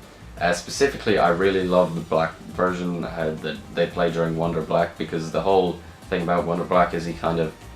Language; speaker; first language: English; native; English